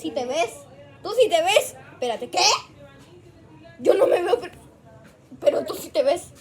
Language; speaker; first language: Spanish; native; Spanish